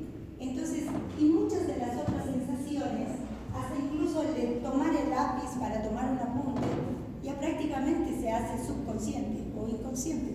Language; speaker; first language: Spanish; native; Spanish